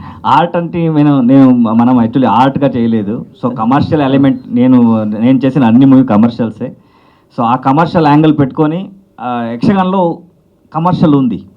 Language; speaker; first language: Telugu; non-native, learner; Kannada